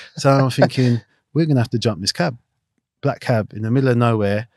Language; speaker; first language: English; native; English